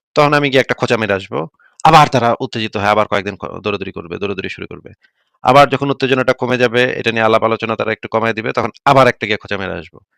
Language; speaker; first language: Bangla; native; Bangla